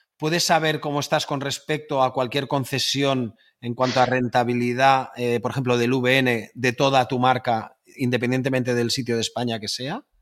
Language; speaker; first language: Spanish; native; Spanish